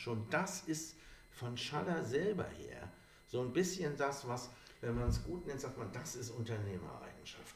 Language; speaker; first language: German; native; German